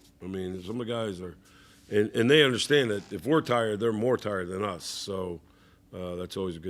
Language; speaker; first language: English; native; English